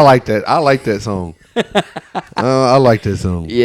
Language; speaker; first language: English; native; English